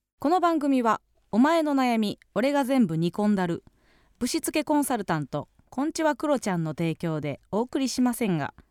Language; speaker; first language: Japanese; native; Japanese